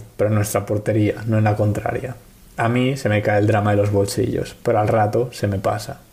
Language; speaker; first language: Spanish; native; Spanish